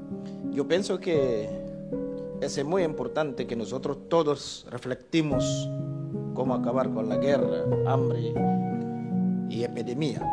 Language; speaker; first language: Spanish; non-native, fluent; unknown